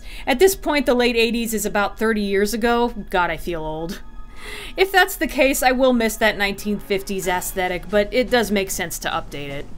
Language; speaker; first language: English; native; English